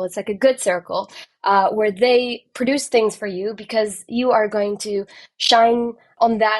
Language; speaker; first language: English; non-native, fluent; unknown